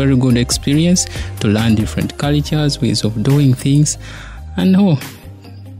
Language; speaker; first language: English; non-native, local second language; Ganda